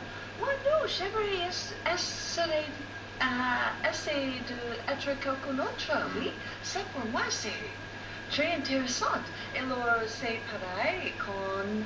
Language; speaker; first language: French; non-native, fluent; English